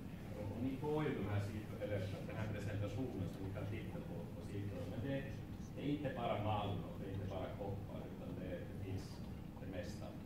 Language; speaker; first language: Swedish; non-native, fluent; Finnish